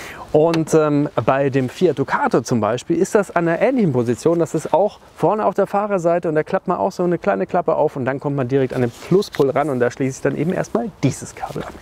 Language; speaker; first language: German; native; German